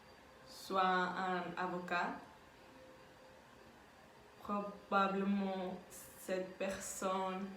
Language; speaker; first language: French; non-native, learner; Spanish